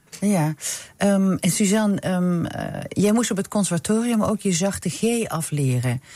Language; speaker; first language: Dutch; native; Dutch